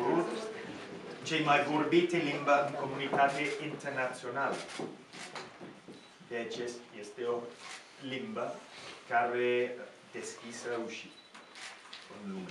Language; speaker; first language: Romanian; non-native, learner; English